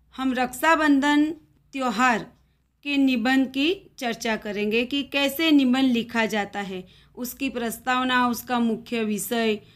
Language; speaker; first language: Hindi; non-native, local second language; Gujarati